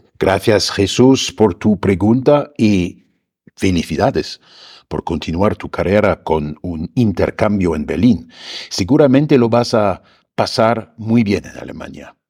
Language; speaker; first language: Spanish; non-native, fluent; German